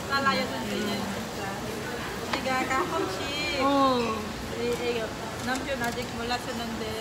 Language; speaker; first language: Korean; non-native, learner; Filipino